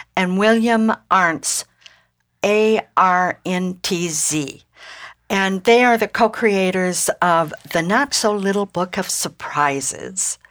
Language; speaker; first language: English; native; English